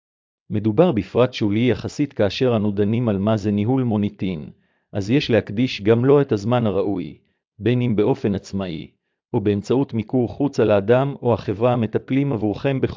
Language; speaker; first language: Hebrew; native; Hebrew